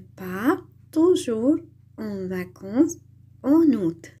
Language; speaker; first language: French; non-native, fluent; Tamil